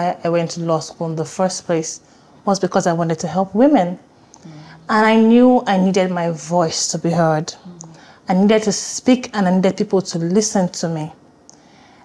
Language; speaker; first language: English; non-native, local second language; Yoruba